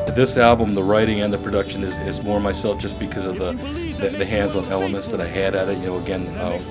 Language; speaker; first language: English; native; English